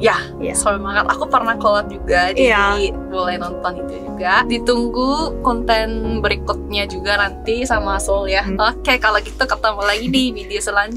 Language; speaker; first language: Indonesian; non-native, fluent; Korean